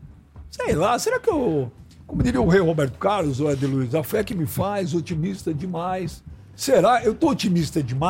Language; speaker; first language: Portuguese; native; Portuguese